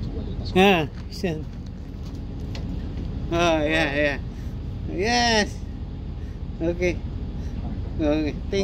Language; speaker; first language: English; non-native, local second language; Filipino